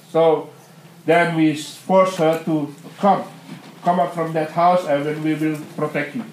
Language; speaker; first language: English; non-native, learner; Indonesian